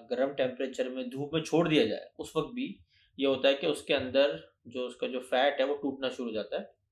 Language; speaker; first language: Urdu; native; Urdu